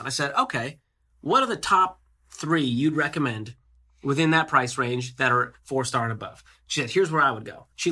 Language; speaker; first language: English; native; English